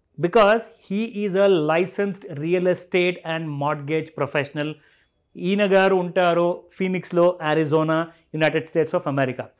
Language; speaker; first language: Telugu; native; Telugu